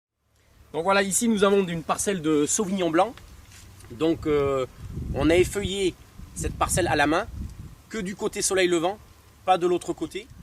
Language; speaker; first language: French; native; French